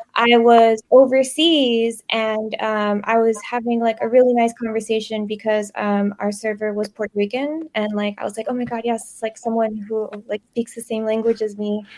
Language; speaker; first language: English; early bilingual, other home language; Spanish